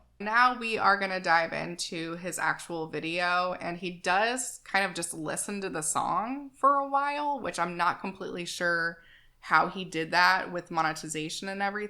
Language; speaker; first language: English; native; English